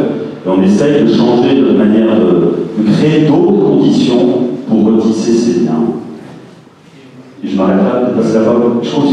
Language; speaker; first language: French; native; French